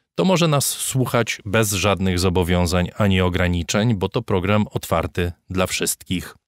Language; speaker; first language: Polish; native; Polish